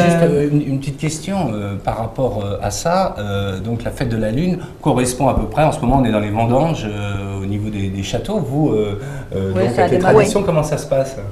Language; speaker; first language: French; native; French